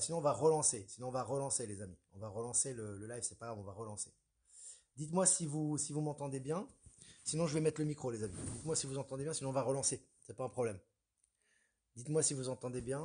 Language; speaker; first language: French; native; French